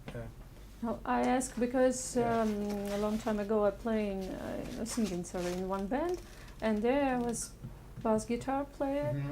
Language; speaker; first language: English; non-native, learner; Russian